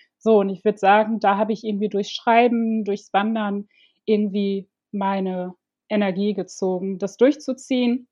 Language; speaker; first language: German; early bilingual, other home language; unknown